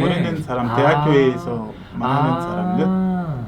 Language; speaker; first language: Korean; non-native, learner; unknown